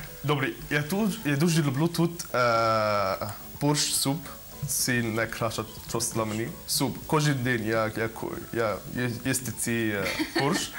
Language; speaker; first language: Ukrainian; non-native, learner; Arabic